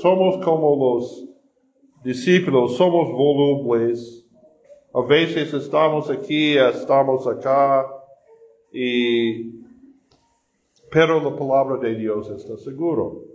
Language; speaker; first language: Spanish; non-native, fluent; English